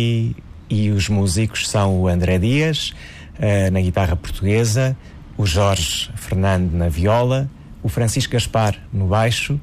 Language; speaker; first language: Portuguese; native; Portuguese